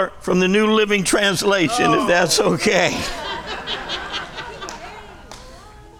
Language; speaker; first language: English; native; English